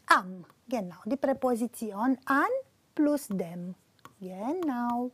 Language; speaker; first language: German; non-native, fluent; Romanian